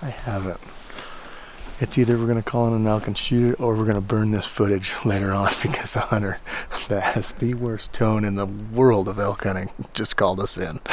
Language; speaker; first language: English; native; English